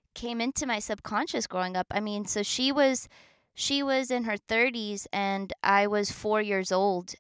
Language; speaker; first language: English; native; English